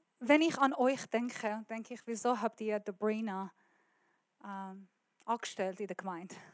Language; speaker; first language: German; non-native, learner; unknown